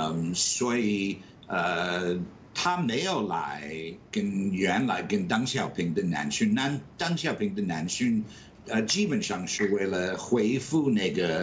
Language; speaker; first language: Chinese; non-native, fluent; English